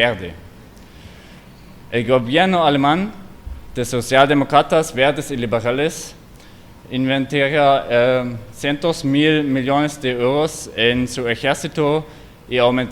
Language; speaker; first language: Spanish; non-native, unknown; German